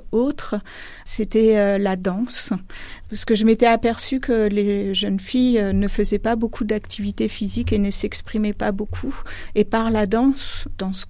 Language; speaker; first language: French; native; French